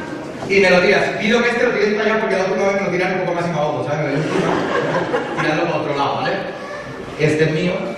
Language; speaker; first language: Spanish; native; Spanish